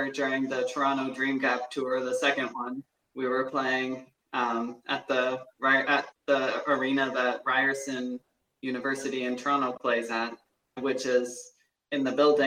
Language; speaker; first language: English; native; English